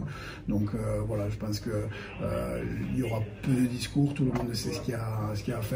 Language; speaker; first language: French; native; French